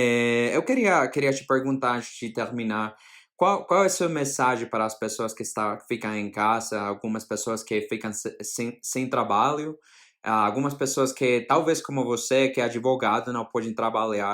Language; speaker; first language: Portuguese; non-native, fluent; Spanish